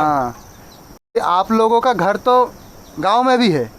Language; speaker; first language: Hindi; non-native, local second language; Bangla